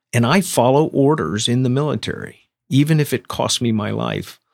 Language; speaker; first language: English; native; English